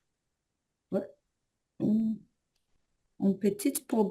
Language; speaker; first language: French; non-native, learner; Portuguese